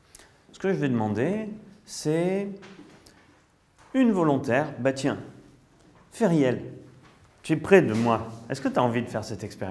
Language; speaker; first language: French; native; French